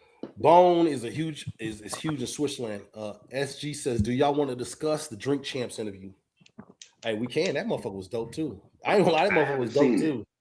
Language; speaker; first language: English; native; English